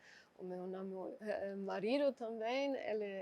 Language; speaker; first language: Portuguese; non-native, fluent; German